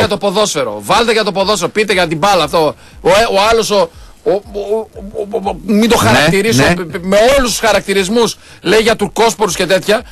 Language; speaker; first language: Greek; native; Greek